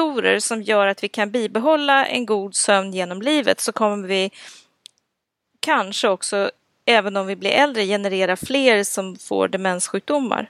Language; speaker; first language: Swedish; native; Swedish